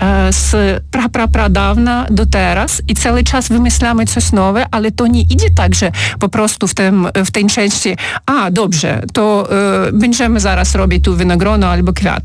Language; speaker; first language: Polish; non-native, fluent; Ukrainian